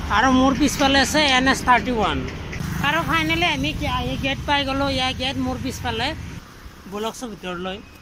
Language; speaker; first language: Assamese; native; Assamese